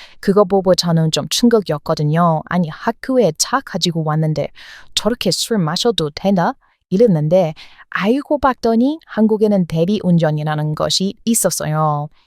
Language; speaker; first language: Korean; non-native, fluent; English